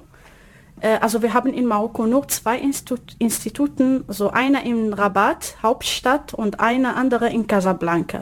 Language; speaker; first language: German; non-native, learner; Arabic